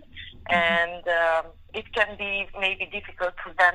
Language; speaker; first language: English; non-native, fluent; Hungarian